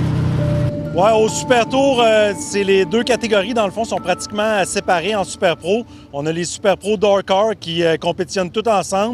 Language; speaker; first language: French; native; French